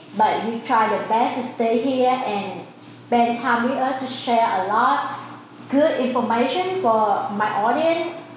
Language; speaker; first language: English; non-native, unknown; Vietnamese